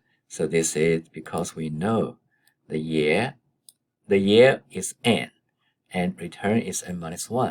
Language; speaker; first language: English; non-native, fluent; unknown